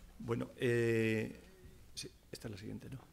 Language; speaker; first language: Spanish; native; Spanish